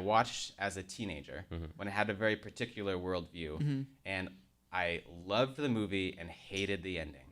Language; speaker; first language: English; native; English